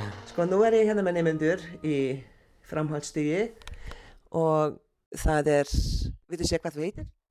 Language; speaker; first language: Icelandic; non-native, fluent; Hungarian